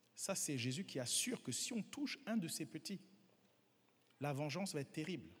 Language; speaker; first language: French; non-native, local second language; Kinyarwanda